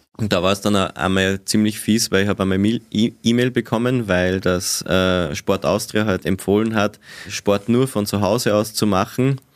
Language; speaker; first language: German; native; German